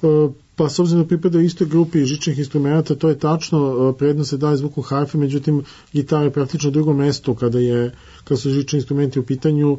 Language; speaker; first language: Serbian; native; Serbian